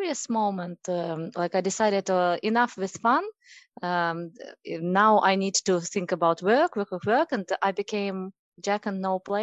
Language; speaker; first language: English; non-native, fluent; Russian